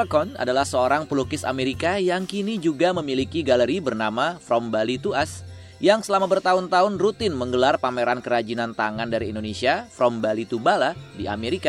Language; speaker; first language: Indonesian; native; Indonesian